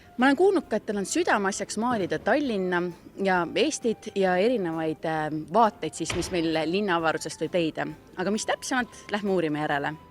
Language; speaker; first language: Estonian; native; Estonian